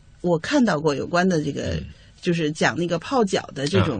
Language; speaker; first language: Chinese; native; Chinese